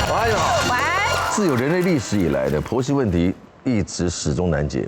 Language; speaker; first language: Chinese; native; Chinese